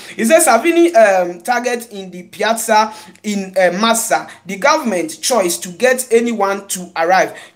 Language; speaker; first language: English; non-native, local second language; Igbo